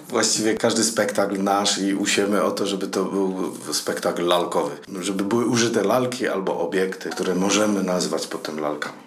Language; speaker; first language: Polish; native; Polish